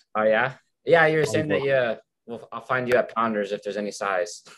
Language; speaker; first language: English; native; English